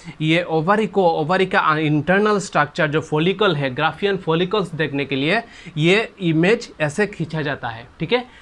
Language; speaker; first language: Hindi; non-native, local second language; Bangla